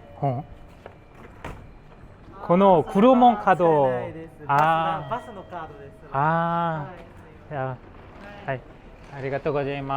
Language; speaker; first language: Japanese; non-native, learner; Korean